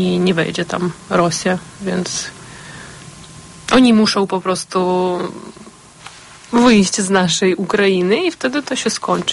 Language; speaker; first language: Polish; non-native, fluent; Ukrainian